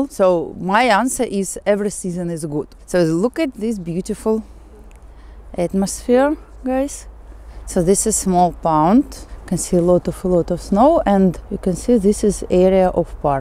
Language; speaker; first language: English; non-native, fluent; Russian